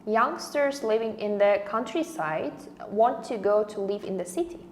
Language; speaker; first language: English; non-native, fluent; Azerbaijani